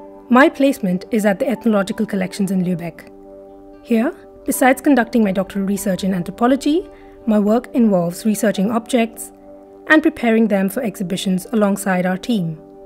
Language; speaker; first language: English; non-native, local second language; Marathi